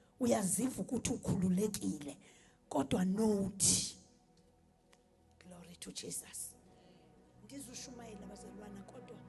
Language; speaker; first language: Zulu; non-native, local second language; Xhosa